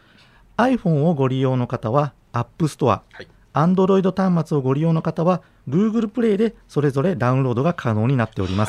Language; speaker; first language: Japanese; native; Japanese